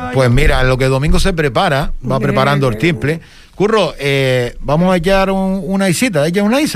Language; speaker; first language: Spanish; native; Spanish